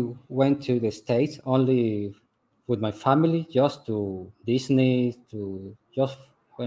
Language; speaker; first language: English; non-native, learner; Spanish